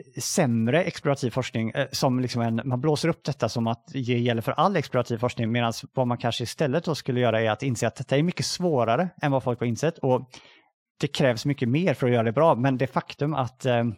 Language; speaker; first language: Swedish; native; Swedish